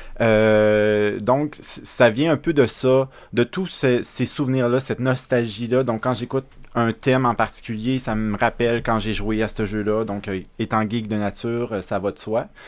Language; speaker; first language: French; native; French